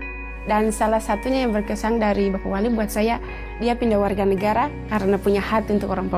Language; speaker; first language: Indonesian; non-native, local second language; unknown